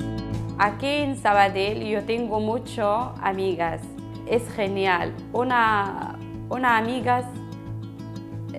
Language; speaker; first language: Spanish; non-native, learner; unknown